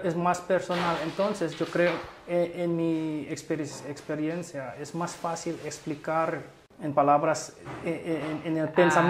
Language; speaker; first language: Spanish; non-native, fluent; English